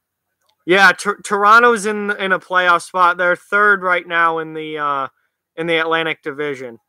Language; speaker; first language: English; native; English